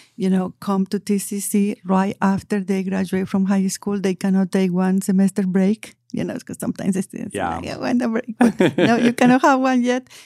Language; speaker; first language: English; non-native, fluent; Spanish